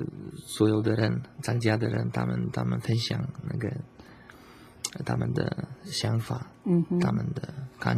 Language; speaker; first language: Chinese; non-native, learner; Slovak